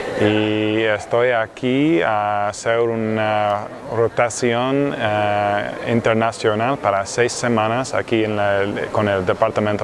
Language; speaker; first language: Spanish; non-native, learner; English